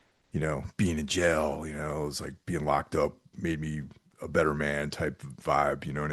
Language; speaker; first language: English; native; English